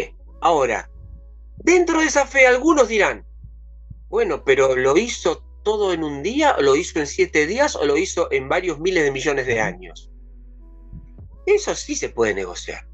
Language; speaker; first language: Spanish; native; Spanish